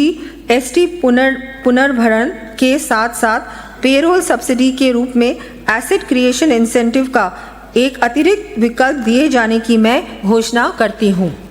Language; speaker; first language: Hindi; native; Hindi